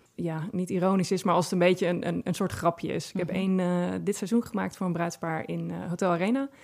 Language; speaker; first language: Dutch; native; Dutch